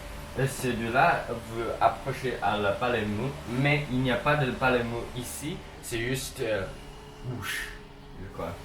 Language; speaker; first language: French; non-native, learner; English